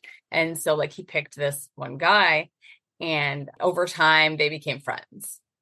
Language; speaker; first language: English; native; English